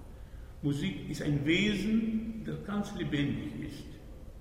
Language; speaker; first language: German; non-native, fluent; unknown